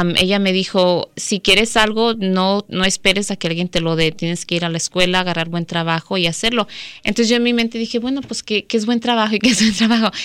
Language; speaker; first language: Spanish; early bilingual, heritage; Spanish